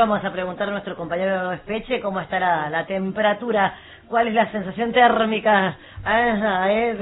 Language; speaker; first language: Spanish; native; Spanish